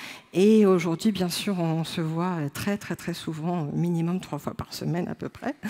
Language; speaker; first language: French; native; French